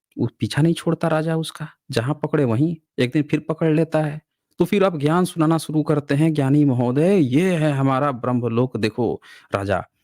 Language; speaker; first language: Hindi; native; Hindi